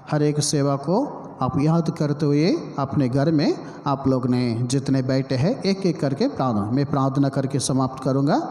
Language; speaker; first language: Hindi; non-native, local second language; Telugu